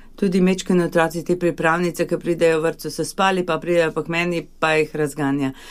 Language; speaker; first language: Slovenian; early bilingual, other home language; Hungarian